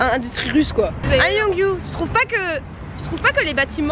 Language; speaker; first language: French; native; French